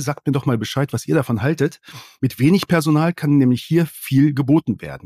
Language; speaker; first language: German; native; German